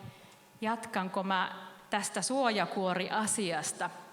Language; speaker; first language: Finnish; native; Finnish